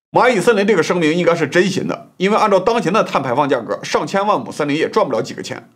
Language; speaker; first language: Chinese; native; Chinese